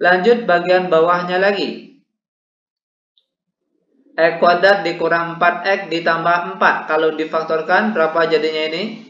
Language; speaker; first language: Indonesian; native; Indonesian